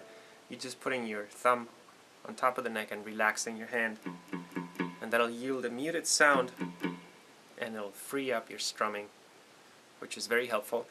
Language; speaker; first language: English; native; English